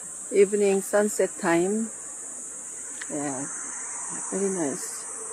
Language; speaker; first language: English; non-native, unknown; Korean